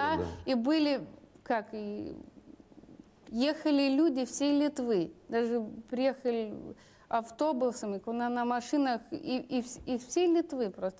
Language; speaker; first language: Russian; non-native, local second language; Lithuanian